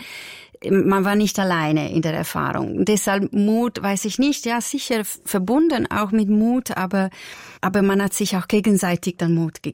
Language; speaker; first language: German; non-native, local second language; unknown